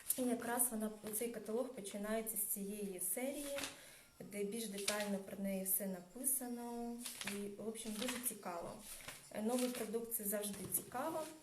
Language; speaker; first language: Ukrainian; non-native, local second language; Russian